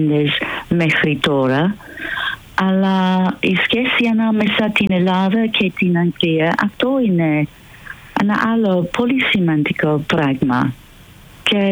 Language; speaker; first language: Greek; non-native, fluent; English